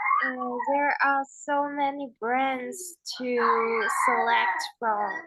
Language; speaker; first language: English; non-native, learner; Chinese